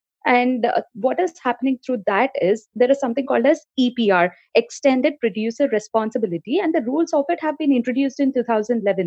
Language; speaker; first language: English; non-native, local second language; Telugu